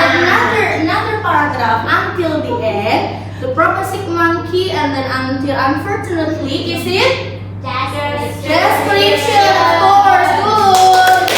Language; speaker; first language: English; non-native, learner; Indonesian